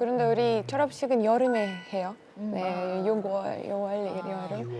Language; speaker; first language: Korean; non-native, fluent; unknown